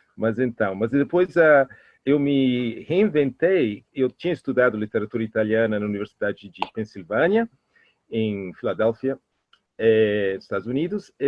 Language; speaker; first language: Portuguese; non-native, fluent; Italian